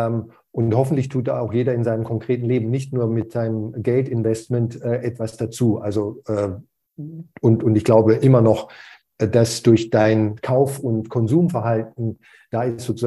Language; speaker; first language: German; native; German